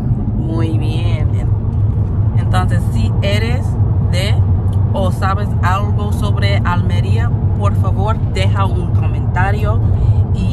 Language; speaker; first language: Spanish; non-native, learner; English